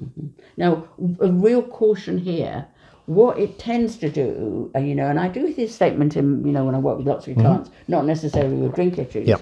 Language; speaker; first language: English; native; English